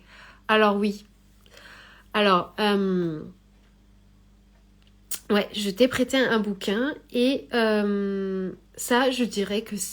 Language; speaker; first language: French; native; French